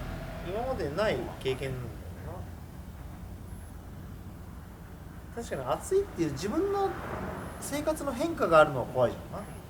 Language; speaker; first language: Japanese; native; Japanese